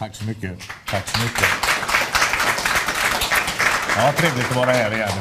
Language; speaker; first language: Swedish; native; Swedish